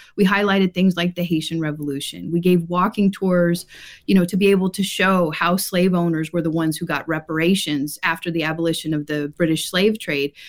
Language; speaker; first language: English; early bilingual, other home language; Japanese